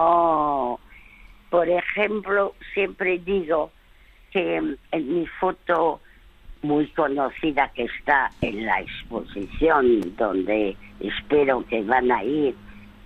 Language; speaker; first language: Spanish; early bilingual, other home language; French